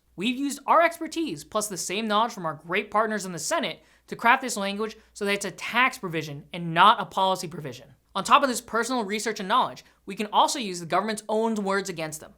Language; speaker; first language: English; native; English